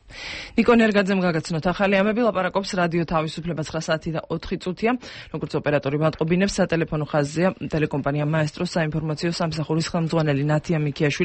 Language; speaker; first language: Georgian; native; Georgian